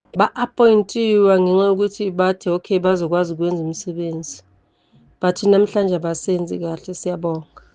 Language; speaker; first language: Zulu; native; Zulu